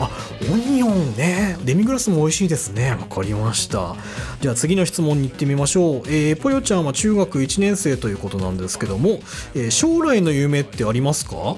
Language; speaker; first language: Japanese; native; Japanese